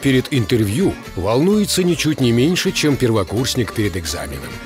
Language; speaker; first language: Russian; native; Russian